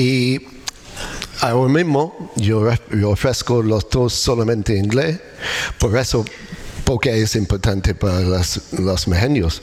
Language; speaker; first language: Spanish; non-native, learner; English